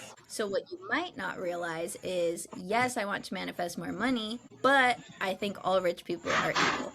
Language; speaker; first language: English; native; English